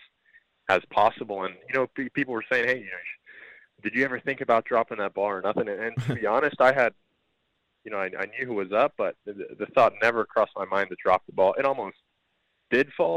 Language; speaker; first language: English; early bilingual, other home language; Spanish